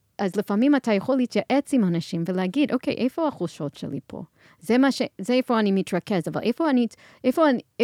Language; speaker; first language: Hebrew; non-native, fluent; English